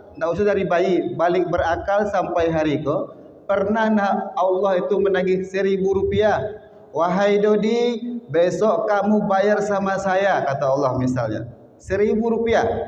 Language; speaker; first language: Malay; non-native, local second language; Minangkabau